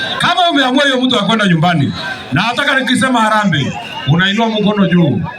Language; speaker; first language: Swahili; non-native, local second language; Kikuyu